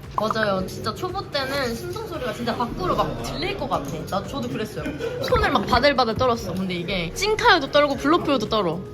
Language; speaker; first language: Korean; native; Korean